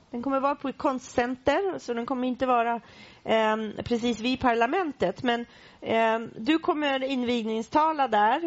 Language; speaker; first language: Swedish; native; Swedish